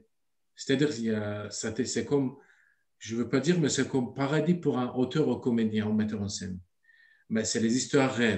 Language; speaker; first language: French; non-native, learner; Turkish